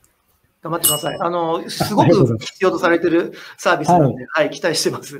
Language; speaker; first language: Japanese; native; Japanese